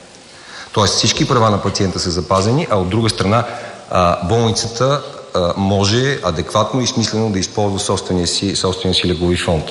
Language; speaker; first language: Bulgarian; native; Bulgarian